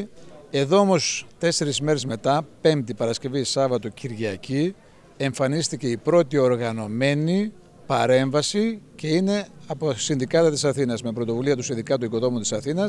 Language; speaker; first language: Greek; native; Greek